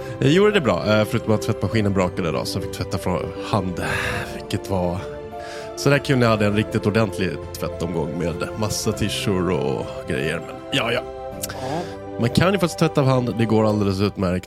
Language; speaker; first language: Swedish; native; Swedish